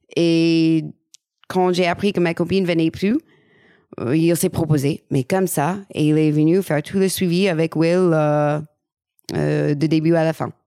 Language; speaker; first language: French; non-native, fluent; English